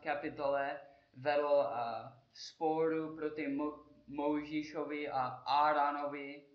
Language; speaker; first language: Czech; non-native, learner; English